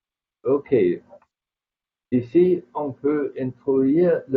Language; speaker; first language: French; non-native, fluent; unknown